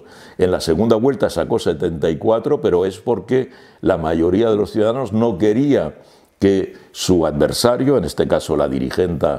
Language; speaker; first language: Spanish; native; Spanish